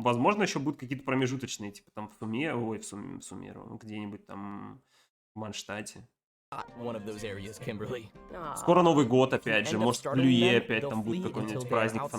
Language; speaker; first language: Russian; native; Russian